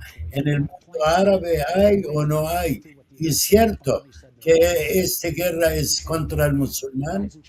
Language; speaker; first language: Spanish; non-native, fluent; Arabic